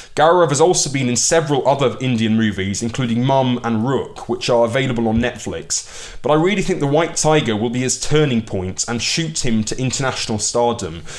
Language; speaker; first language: English; early bilingual, other home language; Hindi